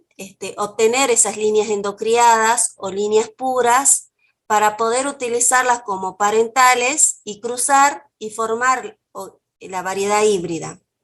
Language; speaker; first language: Spanish; native; Spanish